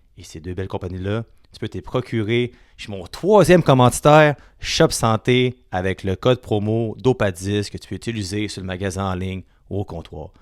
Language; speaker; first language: French; native; French